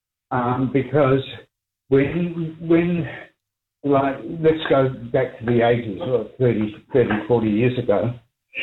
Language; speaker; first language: English; native; English